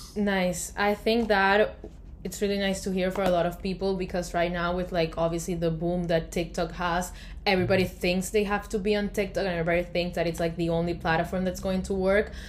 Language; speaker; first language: English; non-native, fluent; Spanish